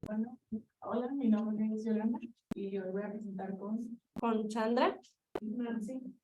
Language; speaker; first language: Spanish; early bilingual, heritage; Spanish